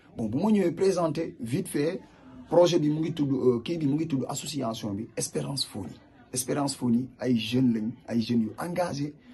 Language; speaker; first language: Wolof; non-native, local second language; Jola-Fonyi